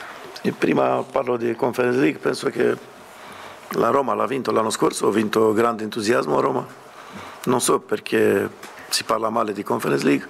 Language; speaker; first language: Italian; non-native, fluent; Romanian